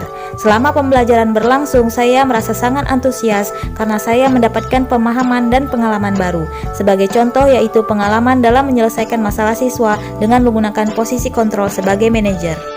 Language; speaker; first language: Indonesian; native; Indonesian